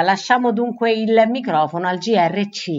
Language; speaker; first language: Italian; native; Italian